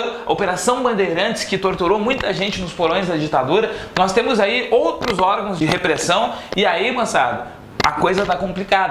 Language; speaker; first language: Portuguese; native; Portuguese